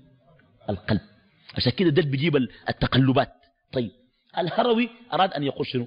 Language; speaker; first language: Arabic; native; Arabic